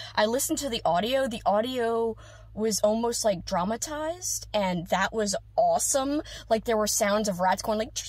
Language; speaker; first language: English; native; English